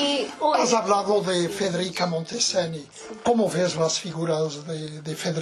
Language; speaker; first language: Spanish; non-native, fluent; Portuguese